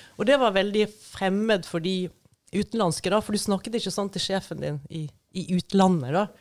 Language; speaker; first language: Norwegian; native; Norwegian